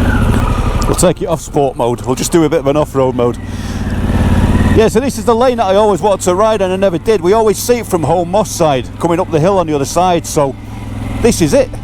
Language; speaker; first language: English; native; English